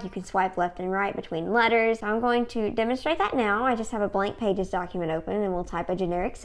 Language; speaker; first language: English; native; English